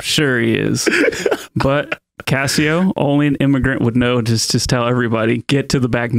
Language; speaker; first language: English; native; English